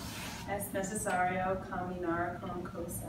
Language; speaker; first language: Spanish; non-native, learner; English